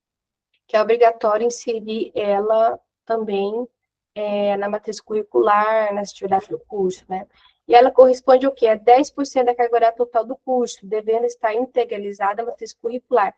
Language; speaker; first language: Portuguese; native; Portuguese